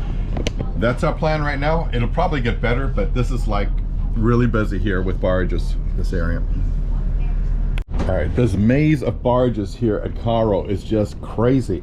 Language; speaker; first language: English; native; English